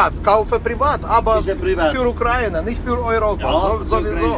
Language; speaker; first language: German; non-native, learner; Ukrainian